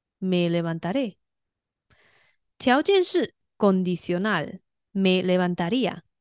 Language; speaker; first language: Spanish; non-native, fluent; Chinese